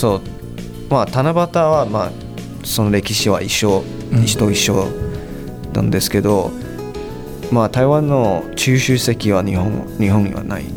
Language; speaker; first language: Japanese; non-native, learner; Chinese